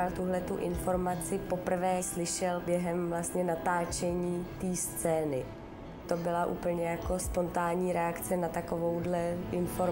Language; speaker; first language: Czech; native; Czech